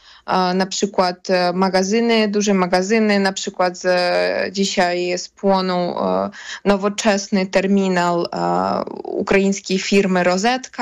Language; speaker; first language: Polish; non-native, fluent; Ukrainian